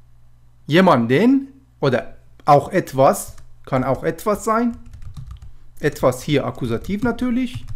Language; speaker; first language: German; non-native, fluent; Persian